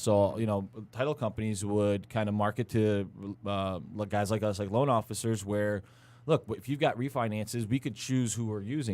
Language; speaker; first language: English; native; English